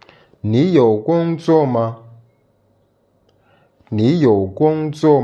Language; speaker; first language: Chinese; non-native, fluent; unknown